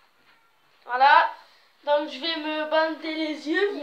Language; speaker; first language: French; native; French